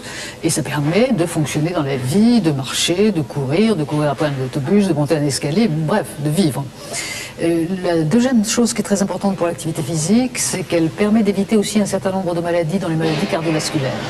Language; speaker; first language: French; native; French